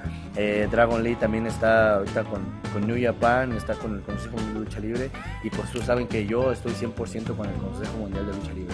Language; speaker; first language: Spanish; native; Spanish